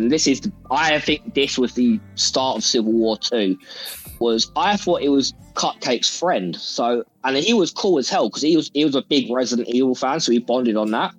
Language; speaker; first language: English; native; English